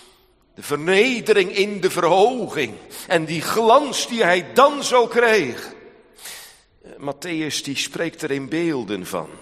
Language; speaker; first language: Dutch; native; Dutch